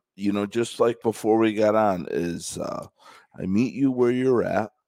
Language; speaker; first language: English; native; English